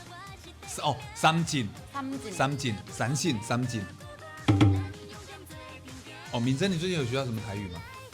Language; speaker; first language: Chinese; native; Chinese